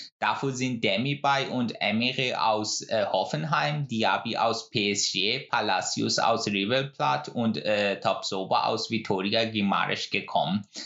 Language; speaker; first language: German; non-native, fluent; Persian